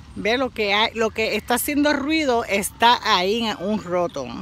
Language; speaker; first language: Spanish; native; Spanish